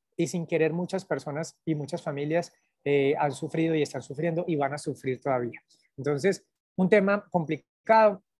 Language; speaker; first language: Spanish; native; Spanish